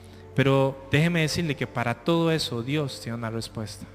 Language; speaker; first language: Spanish; native; Spanish